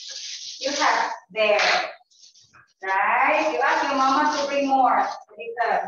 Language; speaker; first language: English; non-native, fluent; Indonesian